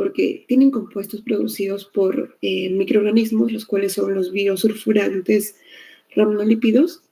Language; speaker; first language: Spanish; native; Spanish